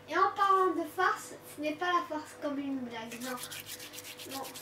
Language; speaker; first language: French; non-native, local second language; Arabic